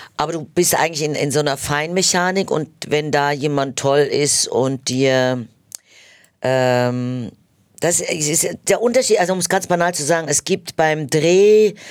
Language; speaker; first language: German; native; German